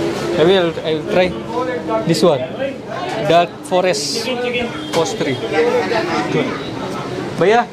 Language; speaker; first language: English; non-native, learner; Indonesian